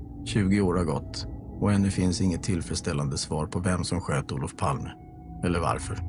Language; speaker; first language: Swedish; native; Swedish